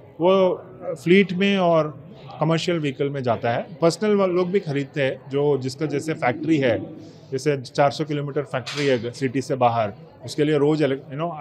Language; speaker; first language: Hindi; non-native, local second language; Gujarati